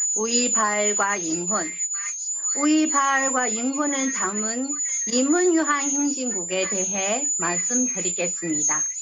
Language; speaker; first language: Korean; non-native, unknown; Chinese